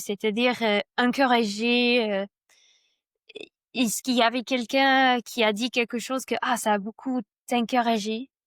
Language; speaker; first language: French; non-native, learner; English